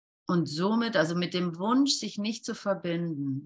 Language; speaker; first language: German; native; German